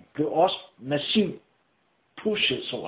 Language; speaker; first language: Danish; native; Danish